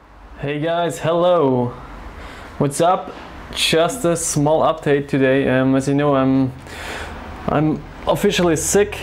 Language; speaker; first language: English; non-native, fluent; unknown